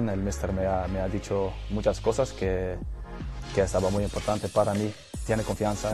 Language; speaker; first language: Spanish; non-native, fluent; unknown